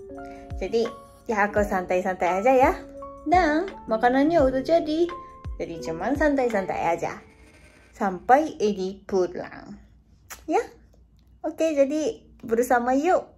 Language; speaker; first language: Indonesian; non-native, learner; Japanese